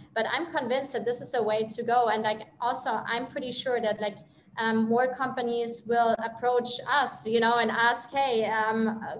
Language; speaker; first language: English; non-native, fluent; German